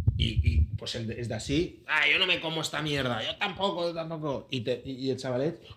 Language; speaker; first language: Spanish; native; Spanish